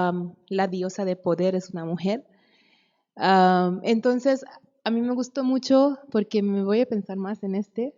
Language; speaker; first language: Spanish; non-native, fluent; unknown